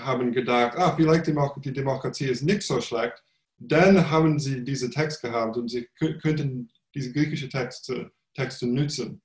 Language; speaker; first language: German; non-native, fluent; English